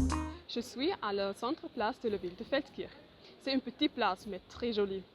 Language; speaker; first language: French; non-native, learner; German